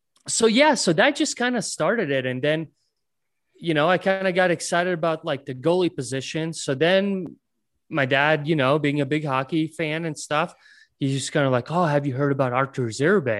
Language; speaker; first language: English; non-native, fluent; Latvian